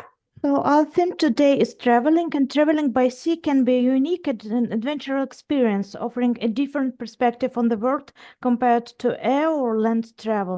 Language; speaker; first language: English; non-native, fluent; Ukrainian